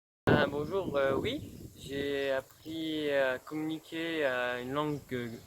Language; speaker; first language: French; non-native, local second language; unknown